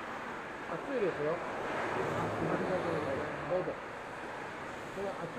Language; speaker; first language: Japanese; non-native, fluent; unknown